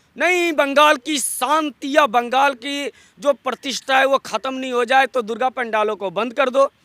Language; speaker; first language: Hindi; non-native, local second language; Bangla